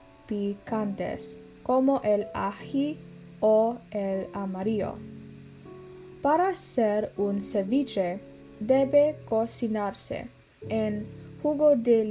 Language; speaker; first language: Spanish; non-native, learner; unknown